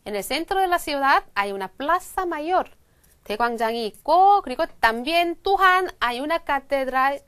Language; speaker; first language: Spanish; non-native, fluent; Korean